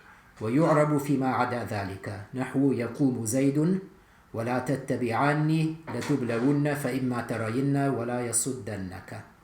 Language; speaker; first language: Arabic; non-native, fluent; English